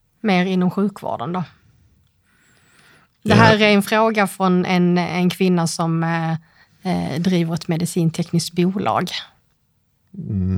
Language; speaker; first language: Swedish; native; Swedish